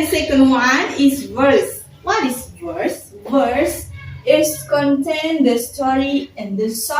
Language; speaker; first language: English; non-native, learner; Indonesian